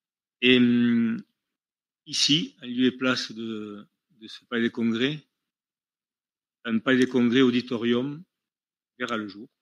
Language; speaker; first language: French; native; French